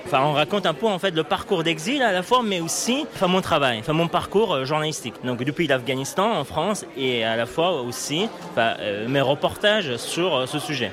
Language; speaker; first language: French; non-native, fluent; Persian